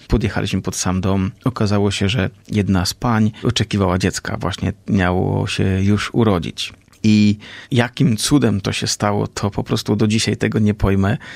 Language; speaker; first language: Polish; native; Polish